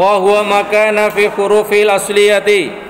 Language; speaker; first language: Arabic; non-native, fluent; Indonesian